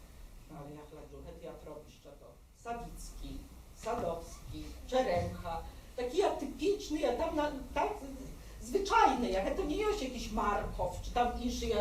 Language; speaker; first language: Polish; non-native, local second language; Belarusian